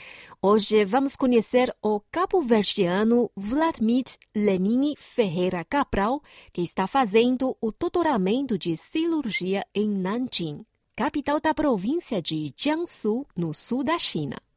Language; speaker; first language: Portuguese; non-native, fluent; Chinese